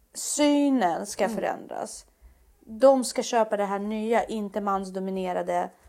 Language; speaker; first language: Swedish; early bilingual, other home language; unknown